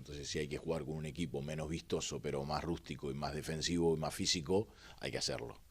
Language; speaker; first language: Spanish; native; Spanish